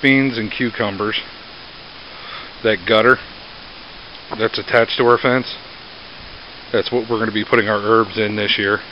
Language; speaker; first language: English; native; English